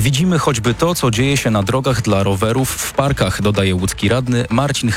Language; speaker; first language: Polish; native; Polish